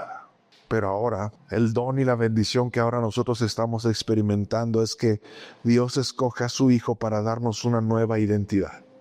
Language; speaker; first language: Spanish; native; Spanish